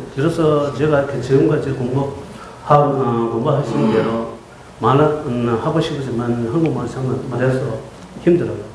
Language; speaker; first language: Korean; non-native, learner; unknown